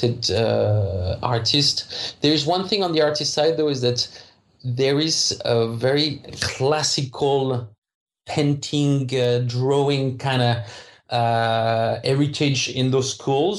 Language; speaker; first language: English; non-native, fluent; French